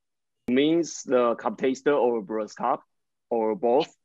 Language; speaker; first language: English; non-native, learner; Chinese